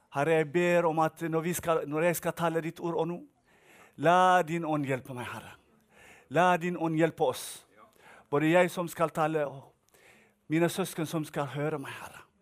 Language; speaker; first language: Norwegian; non-native, fluent; Tigrinya